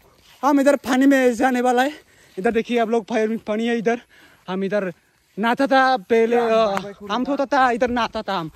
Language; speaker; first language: Hindi; non-native, local second language; Bodo